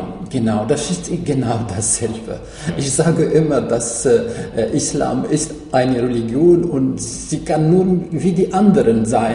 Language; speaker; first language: German; non-native, fluent; Arabic